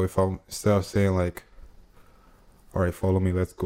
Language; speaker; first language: English; non-native, local second language; Igbo